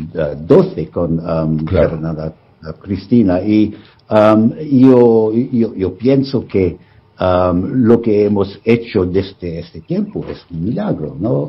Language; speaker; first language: Spanish; non-native, fluent; English